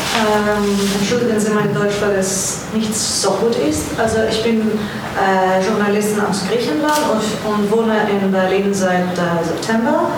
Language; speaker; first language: German; non-native, learner; Greek